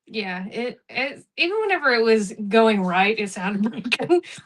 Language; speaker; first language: English; native; English